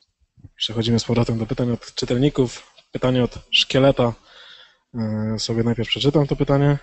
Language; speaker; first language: Polish; native; Polish